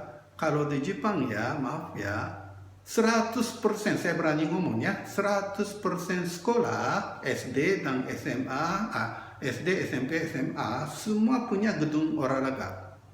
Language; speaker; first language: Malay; non-native, fluent; Japanese